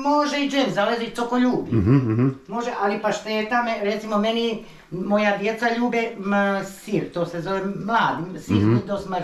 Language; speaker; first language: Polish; non-native, learner; Croatian